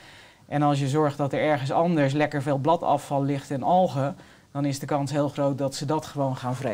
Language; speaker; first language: Dutch; native; Dutch